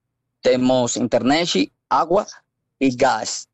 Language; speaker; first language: Portuguese; non-native, fluent; Spanish